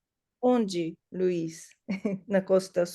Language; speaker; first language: Portuguese; non-native, learner; English